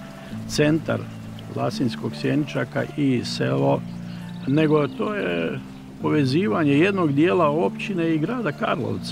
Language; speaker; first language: Croatian; native; Croatian